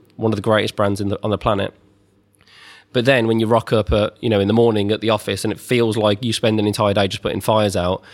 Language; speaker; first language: English; native; English